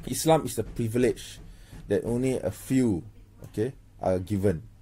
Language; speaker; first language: English; non-native, local second language; Malay